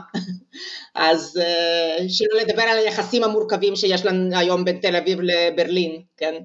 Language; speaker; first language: Hebrew; non-native, fluent; Russian